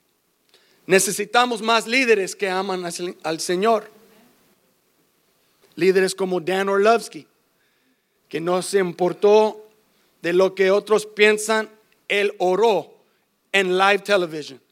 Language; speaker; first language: Spanish; early bilingual, heritage; English